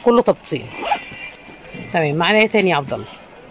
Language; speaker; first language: Arabic; native; Arabic